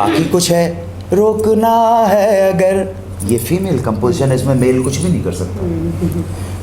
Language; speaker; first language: Hindi; native; Hindi